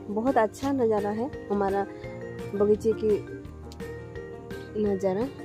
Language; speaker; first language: Hindi; non-native, local second language; Odia